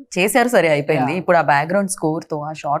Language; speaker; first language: Telugu; native; Telugu